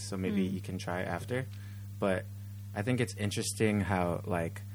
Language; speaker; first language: English; native; English